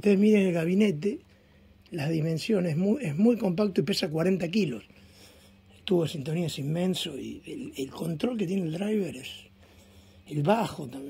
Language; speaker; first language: Spanish; native; Spanish